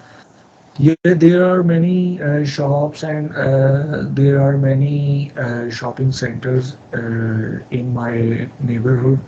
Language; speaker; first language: English; non-native, learner; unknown